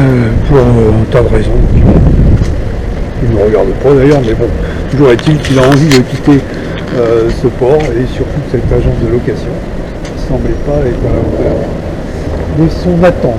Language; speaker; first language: French; native; French